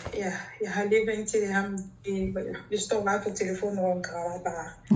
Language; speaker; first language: Danish; non-native, local second language; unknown